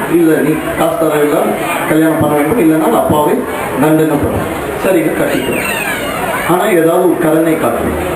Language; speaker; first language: Tamil; non-native, local second language; Marwari